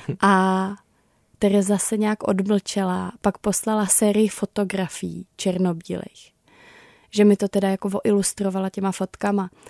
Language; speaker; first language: Czech; native; Czech